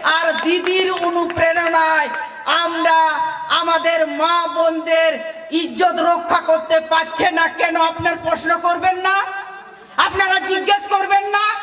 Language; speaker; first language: Bangla; non-native, local second language; Santali